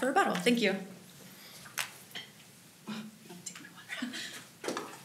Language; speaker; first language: English; native; English